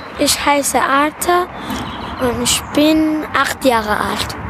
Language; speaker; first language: German; early bilingual, other home language; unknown